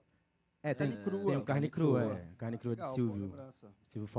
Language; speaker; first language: Portuguese; native; Portuguese